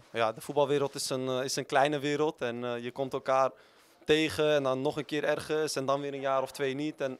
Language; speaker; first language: Dutch; native; Dutch